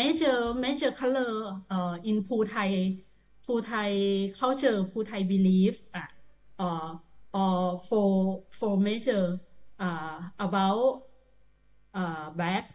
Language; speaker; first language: English; non-native, learner; Thai